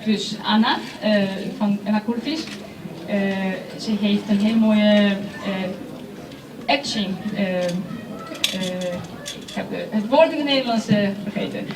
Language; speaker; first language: Dutch; non-native, fluent; Spanish